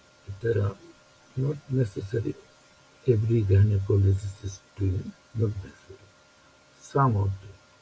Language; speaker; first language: English; non-native, local second language; Bangla